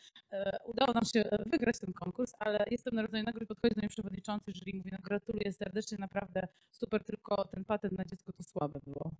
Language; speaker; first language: Polish; native; Polish